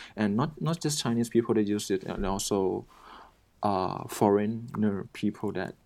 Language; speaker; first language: English; non-native, learner; Thai